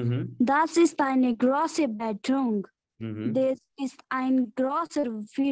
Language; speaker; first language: German; non-native, learner; Hindi